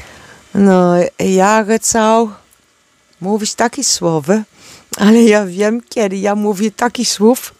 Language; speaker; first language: Polish; non-native, learner; Dutch